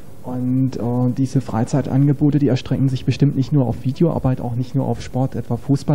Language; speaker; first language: German; native; German